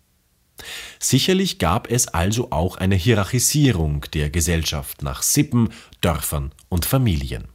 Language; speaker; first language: German; native; German